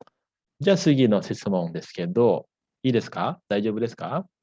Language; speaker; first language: Japanese; non-native, fluent; Indonesian